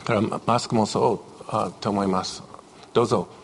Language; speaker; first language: Japanese; non-native, fluent; English